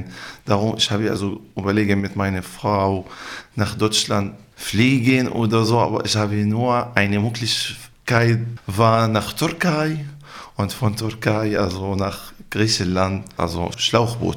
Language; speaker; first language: German; non-native, learner; Arabic